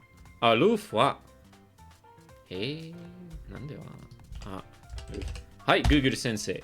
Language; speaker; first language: Japanese; non-native, learner; English